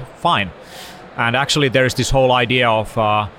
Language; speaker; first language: English; non-native, fluent; Finnish